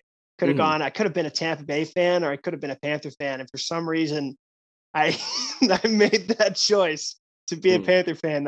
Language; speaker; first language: English; native; English